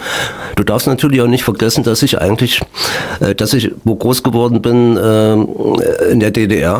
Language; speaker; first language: German; native; German